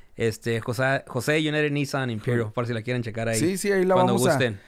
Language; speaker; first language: Spanish; early bilingual, heritage; Spanish